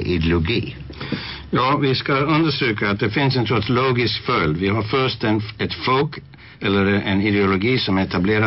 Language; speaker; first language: Swedish; non-native, fluent; English